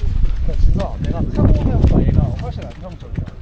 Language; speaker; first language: Korean; native; Korean